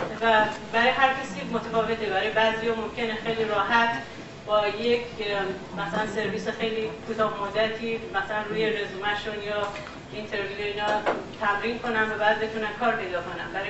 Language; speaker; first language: Persian; native; Persian